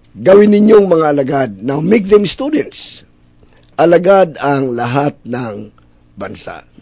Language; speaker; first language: Filipino; non-native, local second language; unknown